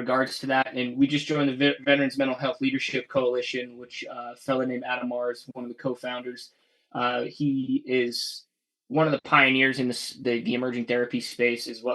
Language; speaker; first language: English; native; English